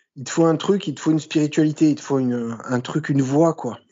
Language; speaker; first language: French; native; French